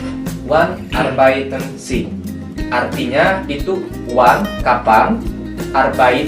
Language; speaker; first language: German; non-native, learner; Indonesian